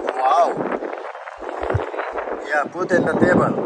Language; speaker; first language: English; non-native, learner; Urdu